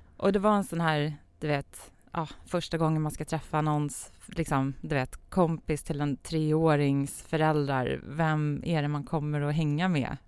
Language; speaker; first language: Swedish; native; Swedish